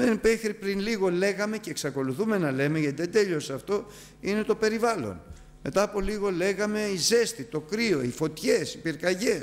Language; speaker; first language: Greek; native; Greek